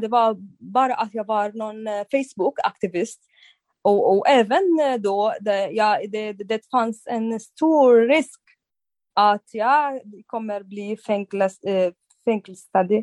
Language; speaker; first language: Swedish; non-native, fluent; Arabic